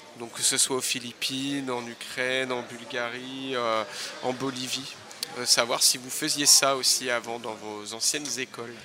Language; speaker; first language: French; native; French